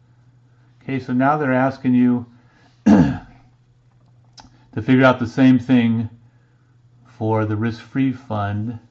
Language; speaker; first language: English; native; English